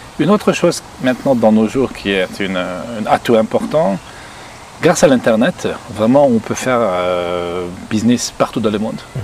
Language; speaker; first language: French; non-native, fluent; Hungarian